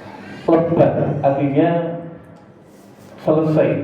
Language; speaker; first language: Indonesian; native; Indonesian